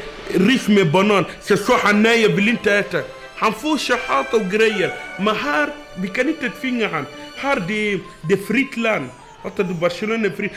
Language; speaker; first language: Swedish; non-native, fluent; Arabic